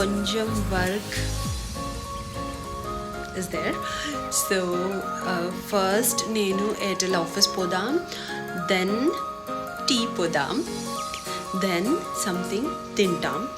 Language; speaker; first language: Telugu; non-native, local second language; Kannada